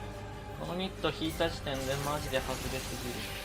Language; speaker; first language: Japanese; native; Japanese